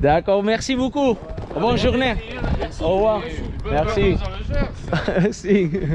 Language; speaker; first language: French; non-native, learner; Kurdish